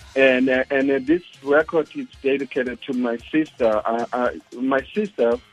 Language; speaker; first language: English; non-native, local second language; Zulu